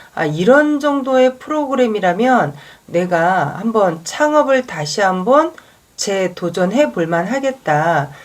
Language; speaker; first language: Korean; native; Korean